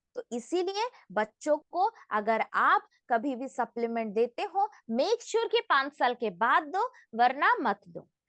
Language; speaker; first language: Hindi; non-native, local second language; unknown